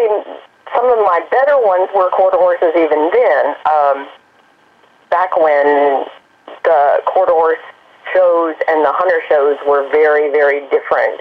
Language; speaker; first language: English; native; English